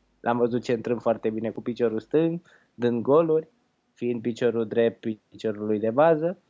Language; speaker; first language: Romanian; early bilingual, heritage; Romanian